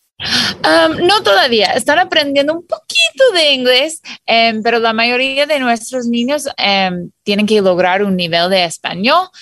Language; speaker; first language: Spanish; non-native, fluent; English